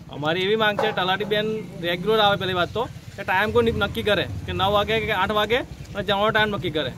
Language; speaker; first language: Gujarati; native; Gujarati